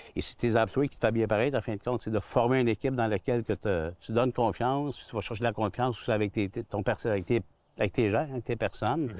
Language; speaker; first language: French; native; French